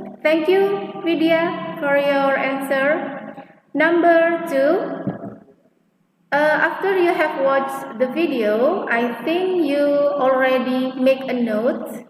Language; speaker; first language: English; non-native, fluent; Indonesian